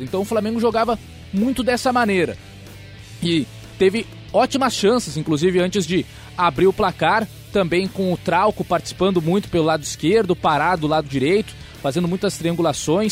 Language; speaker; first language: Portuguese; native; Portuguese